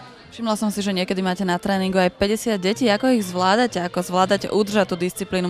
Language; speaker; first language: Slovak; native; Slovak